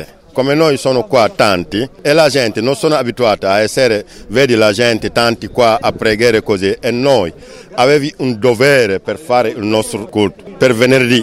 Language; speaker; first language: Italian; non-native, learner; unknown